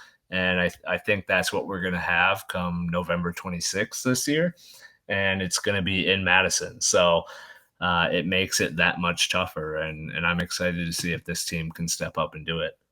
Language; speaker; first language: English; native; English